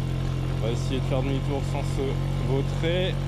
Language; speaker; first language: French; native; French